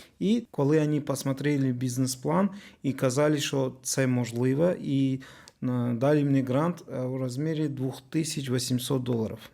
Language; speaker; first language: Ukrainian; non-native, learner; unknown